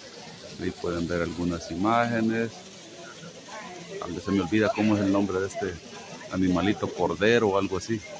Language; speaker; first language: Spanish; native; Spanish